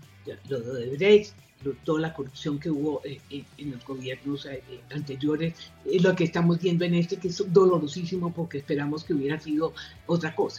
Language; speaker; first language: Spanish; native; Spanish